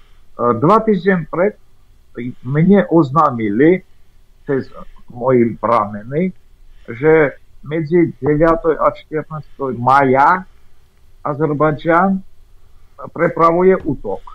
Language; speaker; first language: Slovak; non-native, fluent; Armenian